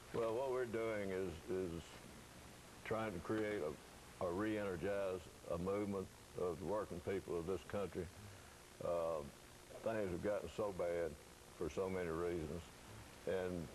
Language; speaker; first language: English; native; English